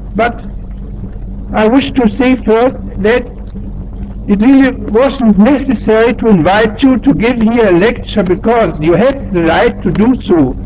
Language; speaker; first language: English; non-native, fluent; German